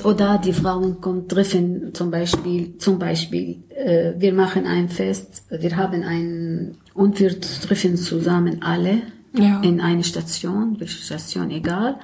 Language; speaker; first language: German; non-native, learner; Arabic